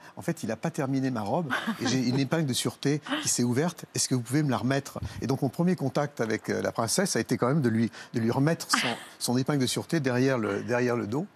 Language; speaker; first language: French; native; French